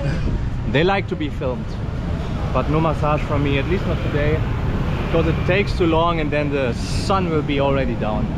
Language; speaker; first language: English; non-native, fluent; German